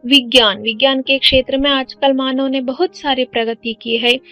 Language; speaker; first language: Hindi; non-native, local second language; Kannada